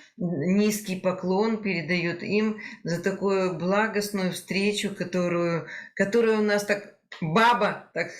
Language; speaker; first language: Russian; native; Russian